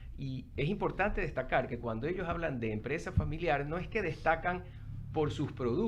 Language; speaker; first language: Spanish; native; Spanish